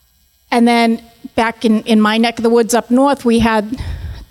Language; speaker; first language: English; native; English